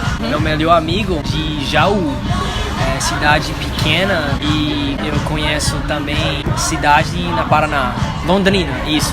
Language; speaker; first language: Portuguese; non-native, learner; English